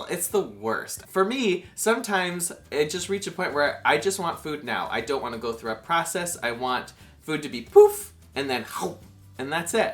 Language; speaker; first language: English; native; English